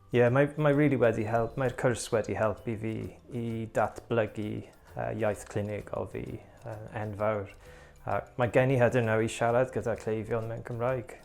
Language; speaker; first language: Welsh; non-native, local second language; English